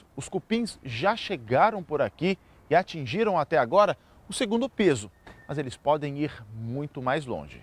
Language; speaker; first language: Portuguese; native; Portuguese